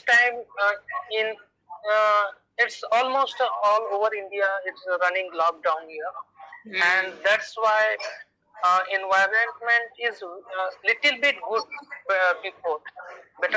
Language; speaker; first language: English; non-native, learner; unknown